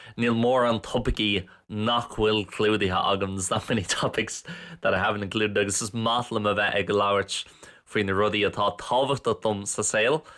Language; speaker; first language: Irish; non-native, local second language; English